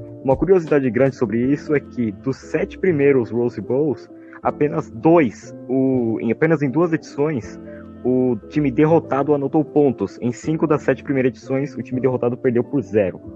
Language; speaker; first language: Portuguese; native; Portuguese